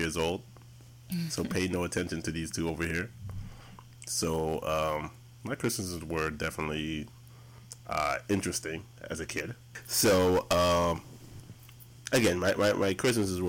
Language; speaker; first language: English; early bilingual, other home language; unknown